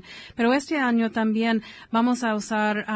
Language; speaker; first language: Spanish; non-native, fluent; English